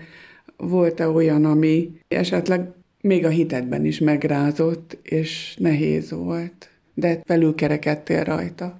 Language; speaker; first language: Hungarian; native; Hungarian